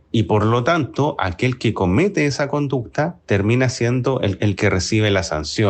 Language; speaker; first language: Spanish; native; Spanish